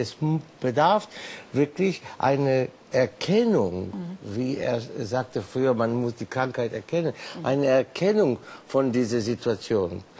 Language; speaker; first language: German; non-native, fluent; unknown